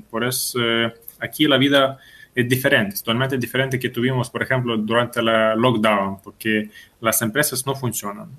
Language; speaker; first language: Spanish; non-native, fluent; Ukrainian